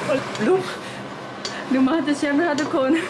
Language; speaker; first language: Thai; non-native, local second language; Northeastern Thai